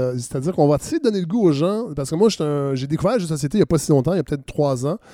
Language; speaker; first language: French; native; French